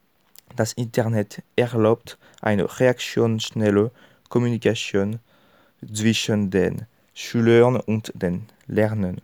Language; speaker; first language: German; non-native, learner; French